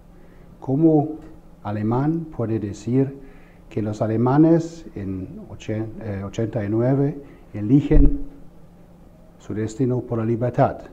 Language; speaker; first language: Spanish; non-native, fluent; German